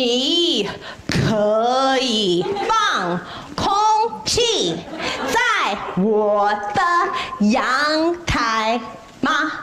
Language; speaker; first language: Chinese; non-native, fluent; English